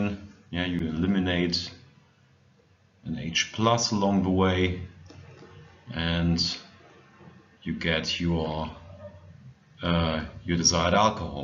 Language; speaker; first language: English; non-native, fluent; German